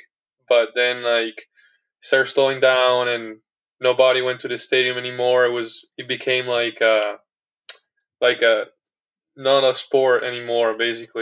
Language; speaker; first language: English; non-native, fluent; Italian